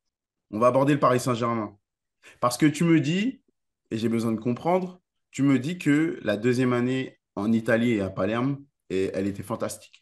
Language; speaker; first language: French; native; French